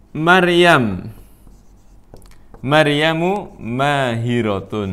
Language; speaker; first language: Arabic; non-native, fluent; Indonesian